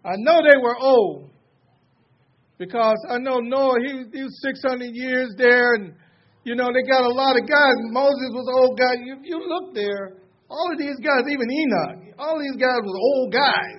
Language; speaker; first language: English; native; English